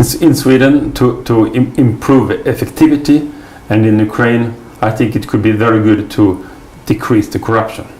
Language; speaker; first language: English; non-native, fluent; Swedish